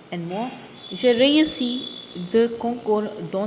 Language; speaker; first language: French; non-native, fluent; Tamil